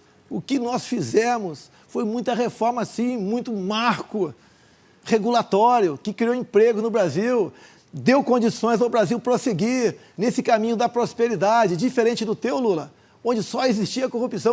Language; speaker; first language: Portuguese; native; Portuguese